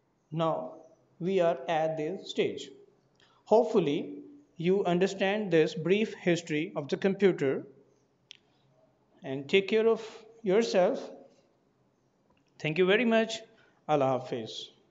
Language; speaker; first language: English; non-native, local second language; Urdu